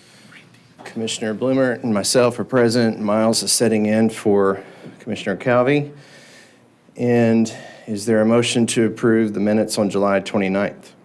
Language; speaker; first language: English; native; English